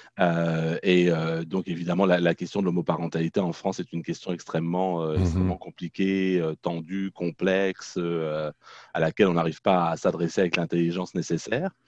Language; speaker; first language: French; native; French